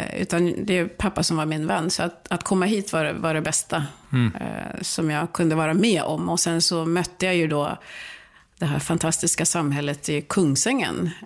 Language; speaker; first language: Swedish; early bilingual, other home language; Swahili